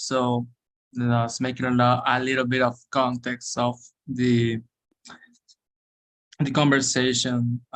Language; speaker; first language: English; non-native, fluent; Spanish